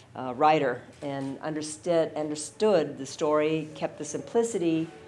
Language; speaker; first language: English; native; English